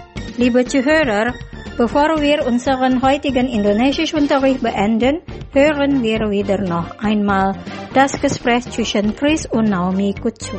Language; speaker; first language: German; non-native, fluent; Indonesian